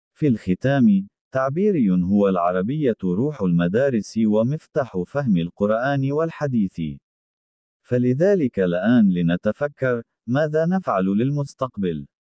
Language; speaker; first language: Arabic; non-native, learner; Bangla